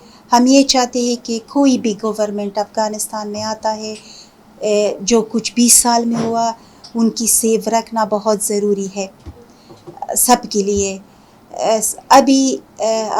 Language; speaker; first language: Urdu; non-native, fluent; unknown